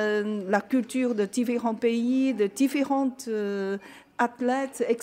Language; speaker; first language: French; non-native, learner; Chinese